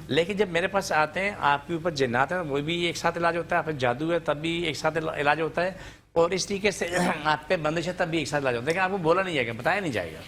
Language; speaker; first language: Urdu; non-native, local second language; Punjabi